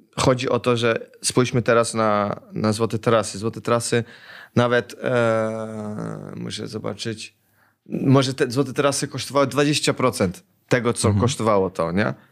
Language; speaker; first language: Polish; early bilingual, heritage; Polish